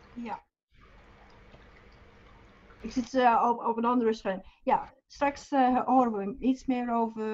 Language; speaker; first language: Dutch; non-native, fluent; English